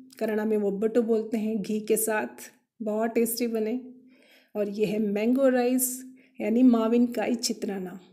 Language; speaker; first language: Hindi; non-native, local second language; Kannada